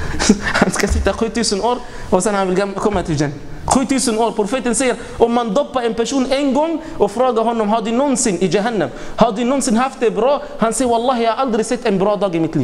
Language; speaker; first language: Swedish; non-native, fluent; Arabic